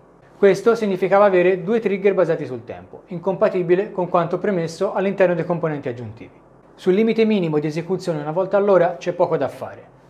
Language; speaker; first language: Italian; native; Italian